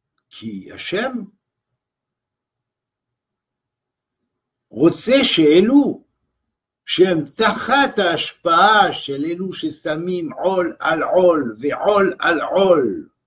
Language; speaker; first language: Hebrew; non-native, fluent; French